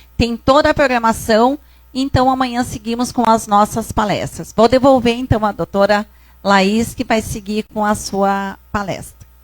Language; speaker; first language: Portuguese; native; Portuguese